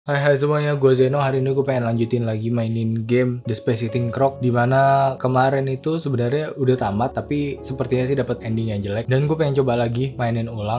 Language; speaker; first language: Indonesian; native; Indonesian